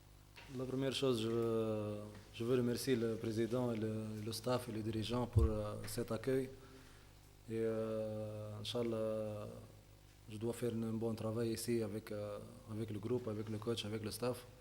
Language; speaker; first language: French; non-native, local second language; Arabic